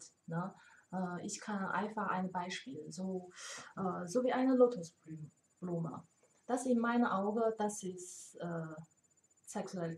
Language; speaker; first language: German; non-native, learner; Chinese